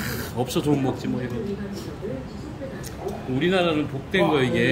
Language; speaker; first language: Korean; native; Korean